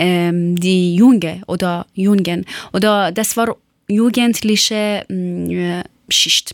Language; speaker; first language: German; non-native, learner; Persian